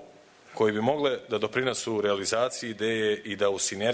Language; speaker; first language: Serbian; native; Serbian